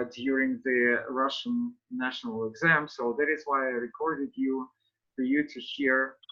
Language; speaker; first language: English; non-native, fluent; Russian